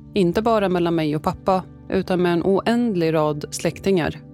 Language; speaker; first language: Swedish; early bilingual, other home language; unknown